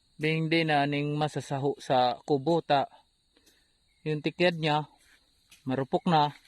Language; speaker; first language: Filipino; non-native, local second language; Cebuano